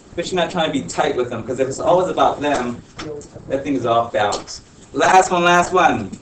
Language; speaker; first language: English; early bilingual, other home language; Spanish